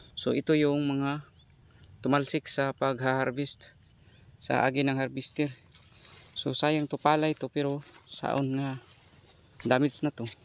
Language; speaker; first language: Filipino; non-native, local second language; Cebuano